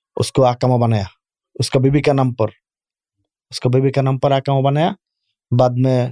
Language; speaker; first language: Urdu; non-native, learner; Bangla